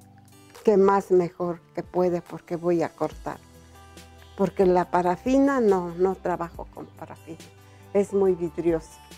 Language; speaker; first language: Spanish; non-native, local second language; Zapotec